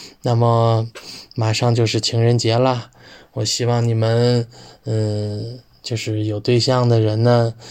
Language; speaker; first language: Chinese; native; Chinese